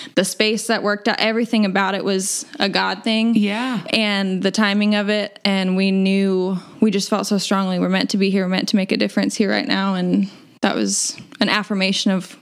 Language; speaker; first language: English; native; English